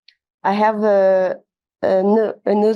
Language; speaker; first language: English; non-native, learner; French